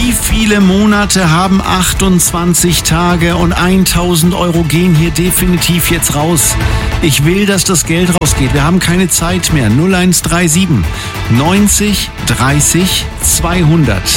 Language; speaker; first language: German; native; German